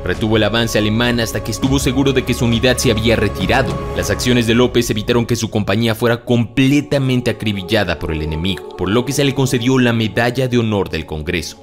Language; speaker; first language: Spanish; native; Spanish